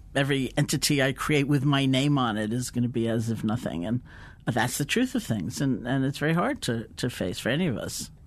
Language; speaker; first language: English; native; English